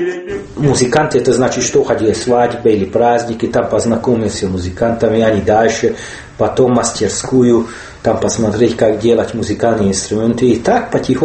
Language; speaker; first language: Russian; non-native, learner; Hungarian